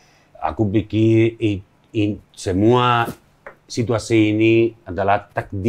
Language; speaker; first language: Indonesian; non-native, learner; Spanish